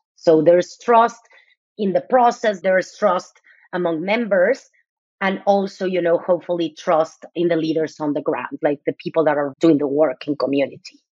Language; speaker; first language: English; non-native, fluent; Spanish